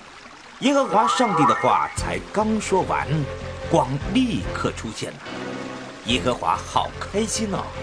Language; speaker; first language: Chinese; native; Chinese